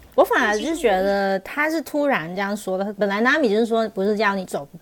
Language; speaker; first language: Chinese; non-native, local second language; Cantonese